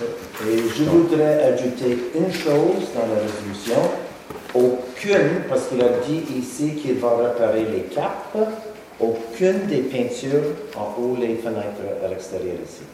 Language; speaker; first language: French; non-native, local second language; English